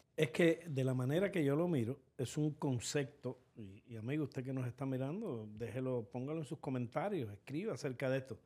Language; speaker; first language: Spanish; native; Spanish